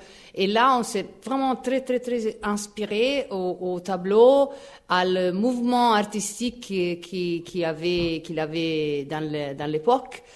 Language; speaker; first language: French; non-native, fluent; Italian